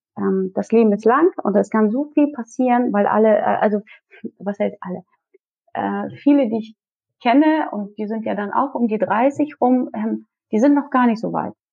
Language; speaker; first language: German; early bilingual, other home language; Russian